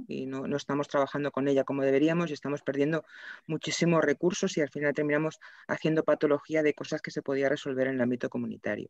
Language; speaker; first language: Spanish; native; Spanish